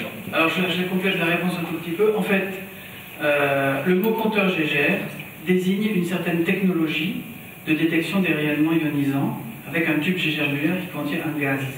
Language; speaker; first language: French; native; French